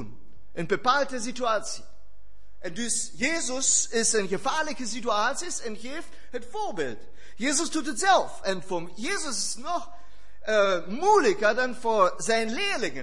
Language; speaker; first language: Dutch; non-native, fluent; German